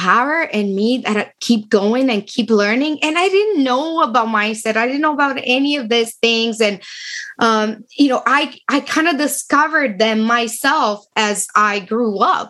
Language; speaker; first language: English; non-native, fluent; Romanian